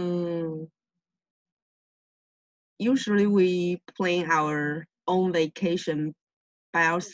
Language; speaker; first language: English; non-native, learner; Chinese